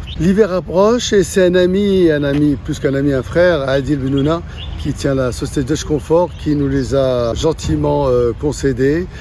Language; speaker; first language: French; non-native, local second language; Arabic